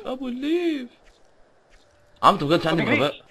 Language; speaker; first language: Arabic; native; Arabic